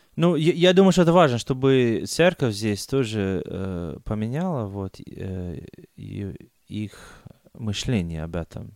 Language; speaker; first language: Russian; non-native, fluent; English